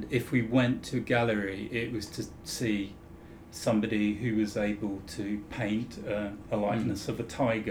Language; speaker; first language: English; native; English